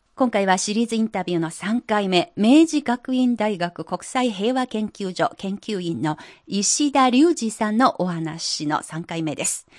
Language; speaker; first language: Japanese; non-native, fluent; Chinese